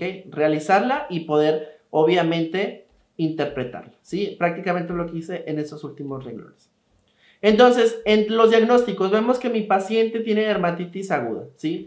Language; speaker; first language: Spanish; native; Spanish